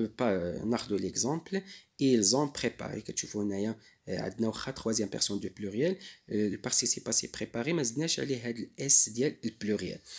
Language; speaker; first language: French; non-native, local second language; Arabic